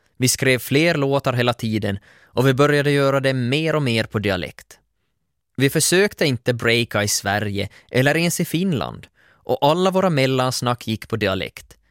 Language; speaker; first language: Swedish; native; Swedish